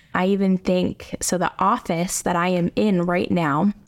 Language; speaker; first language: English; native; English